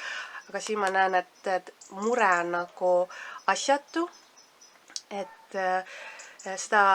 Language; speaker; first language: Estonian; native; Estonian